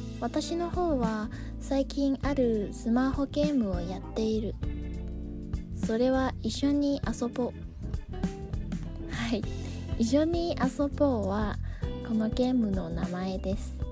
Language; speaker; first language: Japanese; non-native, learner; Chinese